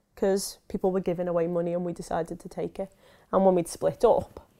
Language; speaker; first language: English; native; English